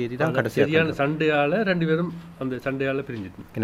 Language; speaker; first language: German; non-native, learner; Tamil